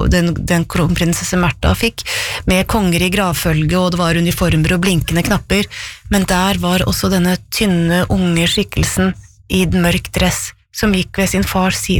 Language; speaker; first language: Norwegian; native; Norwegian